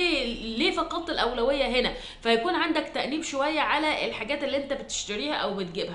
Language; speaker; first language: Arabic; native; Arabic